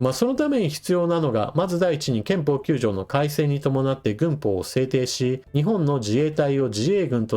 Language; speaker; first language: Japanese; native; Japanese